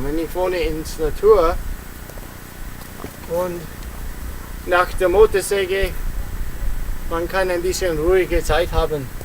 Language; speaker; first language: German; non-native, learner; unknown